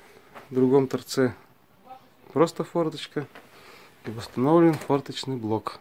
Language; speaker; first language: Russian; native; Russian